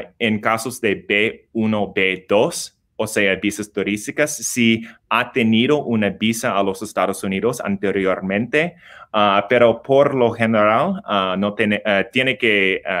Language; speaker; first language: Spanish; non-native, learner; English